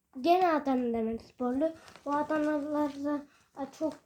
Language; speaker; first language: Turkish; early bilingual, heritage; Turkish